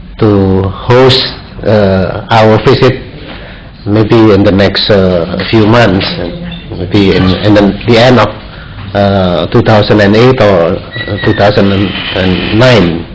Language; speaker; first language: English; non-native, fluent; Indonesian